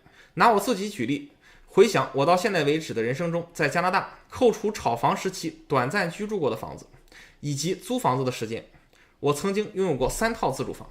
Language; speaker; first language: Chinese; native; Chinese